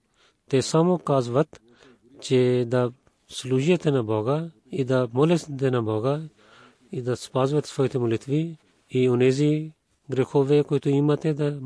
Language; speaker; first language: Bulgarian; non-native, fluent; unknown